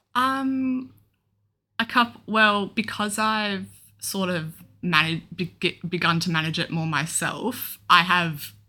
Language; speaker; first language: English; native; English